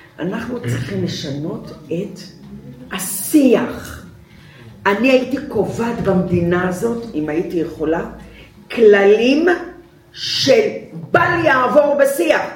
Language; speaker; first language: Hebrew; early bilingual, other home language; Arabic